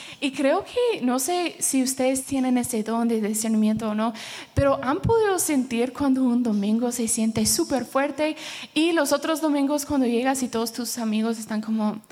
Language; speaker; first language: Spanish; early bilingual, heritage; Spanish